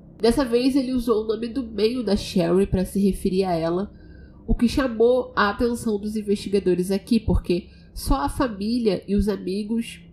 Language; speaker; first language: Portuguese; native; Portuguese